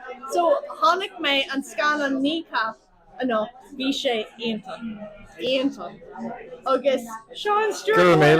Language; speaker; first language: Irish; non-native, local second language; English